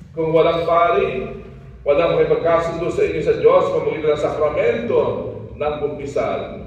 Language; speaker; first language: Filipino; non-native, local second language; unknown